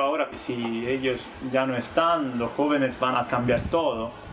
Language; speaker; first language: Spanish; non-native, learner; Italian